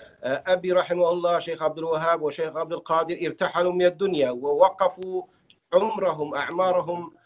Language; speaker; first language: Arabic; non-native, fluent; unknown